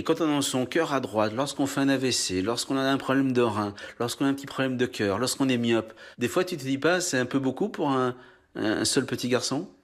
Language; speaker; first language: French; native; French